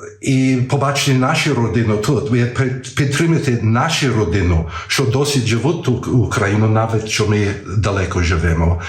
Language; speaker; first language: Ukrainian; early bilingual, heritage; Ukrainian